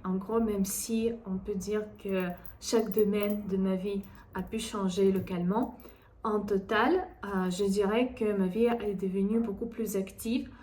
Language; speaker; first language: French; non-native, fluent; Russian